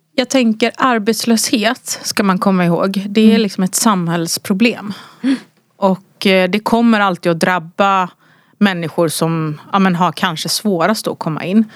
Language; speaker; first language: Swedish; early bilingual, other home language; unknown